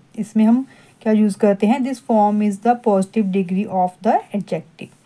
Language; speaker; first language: Hindi; non-native, local second language; Punjabi